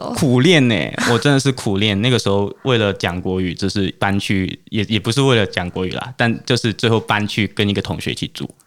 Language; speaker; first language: Chinese; non-native, fluent; Cantonese